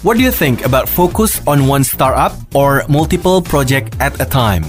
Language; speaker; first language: English; non-native, fluent; Javanese